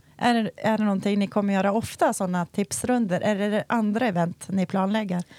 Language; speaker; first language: Swedish; native; Swedish